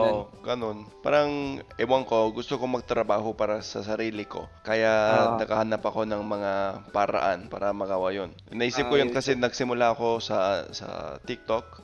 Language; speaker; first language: Filipino; non-native, fluent; English